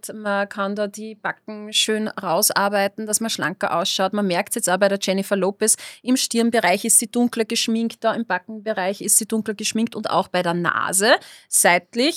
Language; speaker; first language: German; native; German